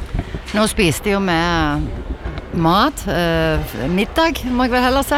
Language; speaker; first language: Norwegian; native; Norwegian